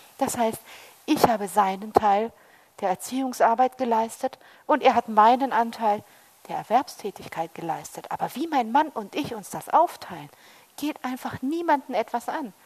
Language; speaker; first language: German; early bilingual, heritage; German